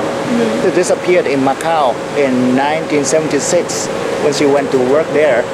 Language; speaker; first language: English; non-native, fluent; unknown